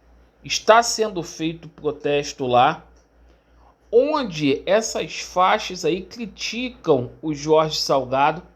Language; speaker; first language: Portuguese; native; Portuguese